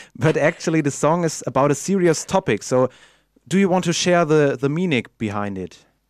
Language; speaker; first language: English; non-native, fluent; German